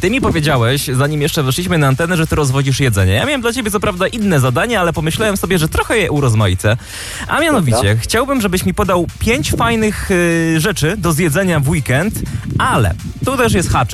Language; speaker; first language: Polish; native; Polish